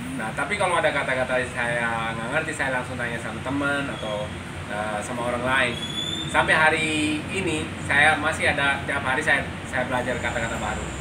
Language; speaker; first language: Indonesian; non-native, fluent; Urdu